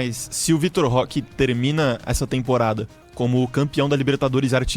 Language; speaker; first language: Portuguese; native; Portuguese